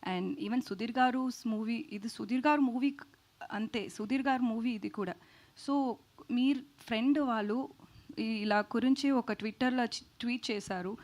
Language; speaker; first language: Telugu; non-native, learner; Tamil